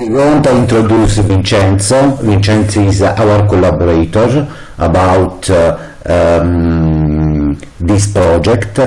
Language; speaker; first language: English; non-native, learner; Italian